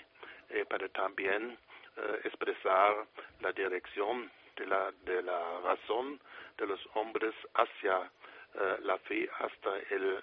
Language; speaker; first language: Spanish; non-native, fluent; German